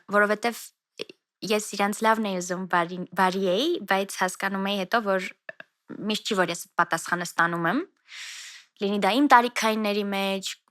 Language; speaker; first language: Armenian; native; Armenian